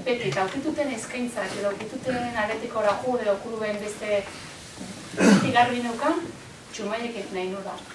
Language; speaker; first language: Basque; native; Basque